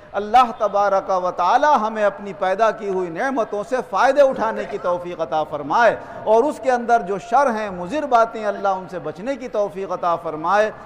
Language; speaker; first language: Urdu; native; Urdu